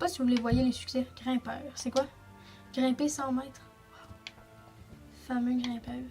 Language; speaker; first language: French; native; French